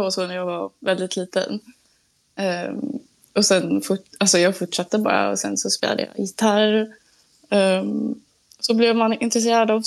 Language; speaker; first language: Swedish; non-native, fluent; French